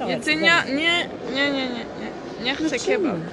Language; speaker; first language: Polish; early bilingual, heritage; French